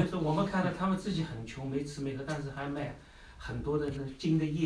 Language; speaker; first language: Chinese; native; Chinese